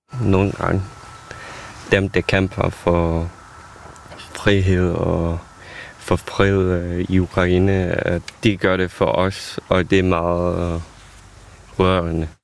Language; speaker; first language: Danish; non-native, fluent; Ukrainian